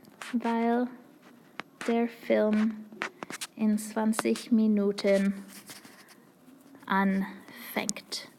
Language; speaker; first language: German; non-native, fluent; English